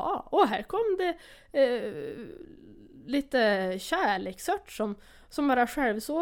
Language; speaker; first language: Swedish; native; Swedish